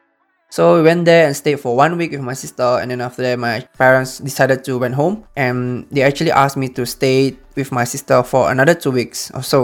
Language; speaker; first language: English; early bilingual, other home language; Indonesian